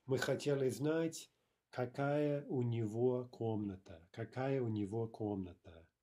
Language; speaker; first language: Russian; non-native, fluent; English